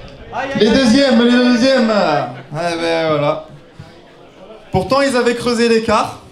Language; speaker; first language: French; native; French